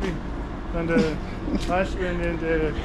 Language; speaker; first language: English; non-native, learner; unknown